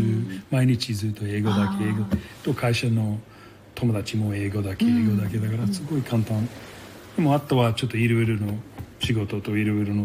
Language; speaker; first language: Japanese; non-native, learner; English